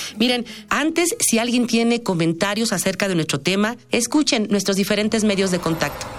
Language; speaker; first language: Spanish; native; Spanish